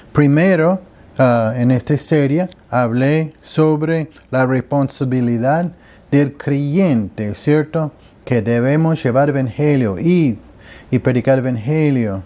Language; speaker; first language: Spanish; non-native, learner; English